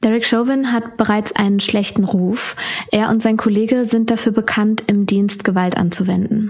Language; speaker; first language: German; native; German